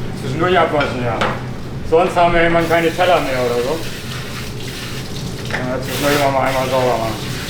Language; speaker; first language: German; native; German